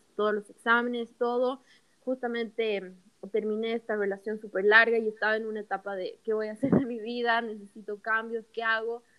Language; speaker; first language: Spanish; native; Spanish